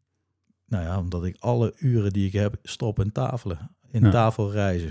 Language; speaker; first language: Dutch; native; Dutch